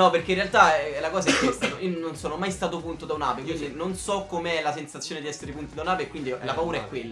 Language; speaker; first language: Italian; native; Italian